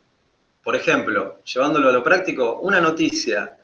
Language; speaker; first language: Spanish; native; Spanish